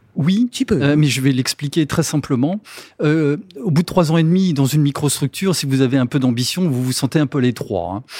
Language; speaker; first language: French; native; French